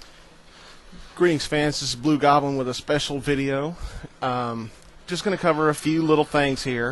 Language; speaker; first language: English; native; English